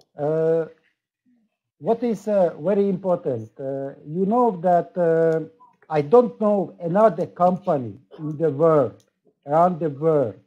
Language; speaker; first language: English; non-native, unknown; Slovak